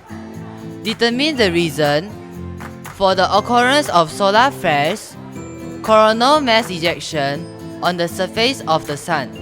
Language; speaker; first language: English; non-native, local second language; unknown